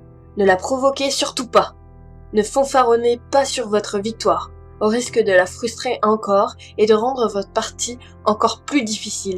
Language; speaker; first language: French; native; French